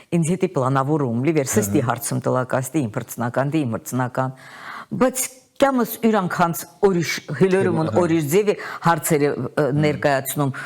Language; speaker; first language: Armenian; native; Armenian